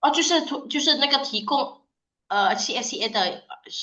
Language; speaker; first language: Chinese; non-native, fluent; Indonesian